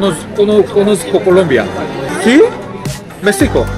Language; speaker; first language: Spanish; non-native, learner; Korean